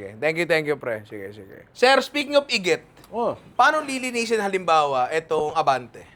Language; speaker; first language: Filipino; native; Filipino